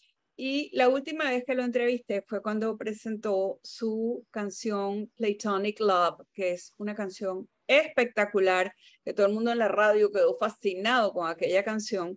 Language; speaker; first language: Spanish; native; Spanish